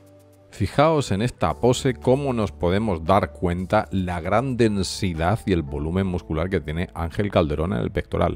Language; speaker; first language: Spanish; native; Spanish